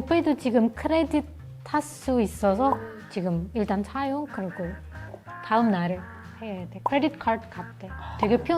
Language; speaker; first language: Korean; non-native, fluent; Indonesian